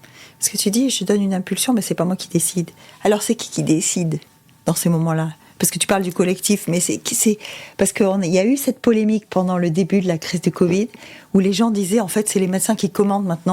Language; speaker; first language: French; native; French